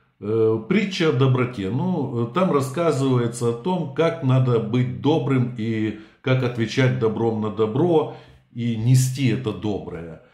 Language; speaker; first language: Russian; native; Russian